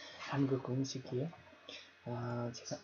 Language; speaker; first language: Korean; non-native, learner; Nepali